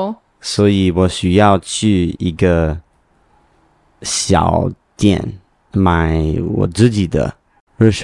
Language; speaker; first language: Chinese; non-native, learner; English